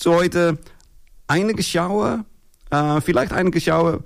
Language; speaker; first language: German; non-native, learner; Dutch